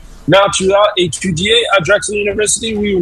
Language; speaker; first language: French; non-native, fluent; English